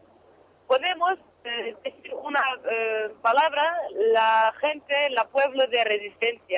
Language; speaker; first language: Spanish; non-native, learner; Kurdish